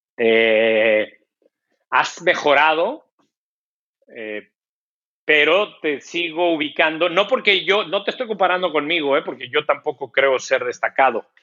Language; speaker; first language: Spanish; native; Spanish